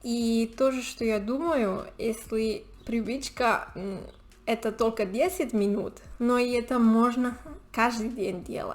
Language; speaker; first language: Russian; non-native, learner; Spanish